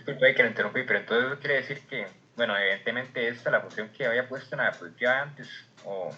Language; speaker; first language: Spanish; native; Spanish